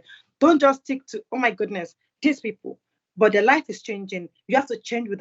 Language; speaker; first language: English; non-native, local second language; Yoruba